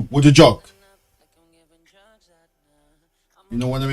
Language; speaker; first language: English; non-native, learner; French